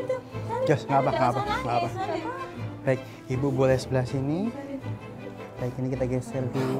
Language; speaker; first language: Indonesian; native; Indonesian